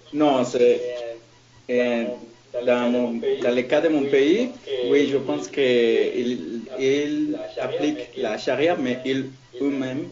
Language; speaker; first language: French; non-native, learner; Spanish